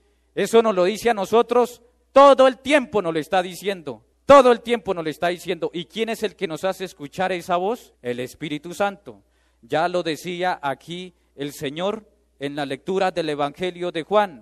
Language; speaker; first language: Spanish; native; Spanish